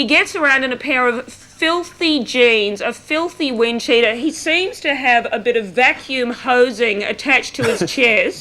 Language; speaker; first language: English; native; English